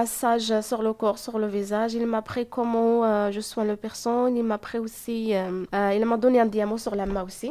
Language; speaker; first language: French; non-native, learner; Arabic